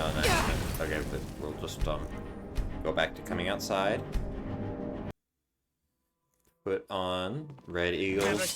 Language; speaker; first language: English; native; English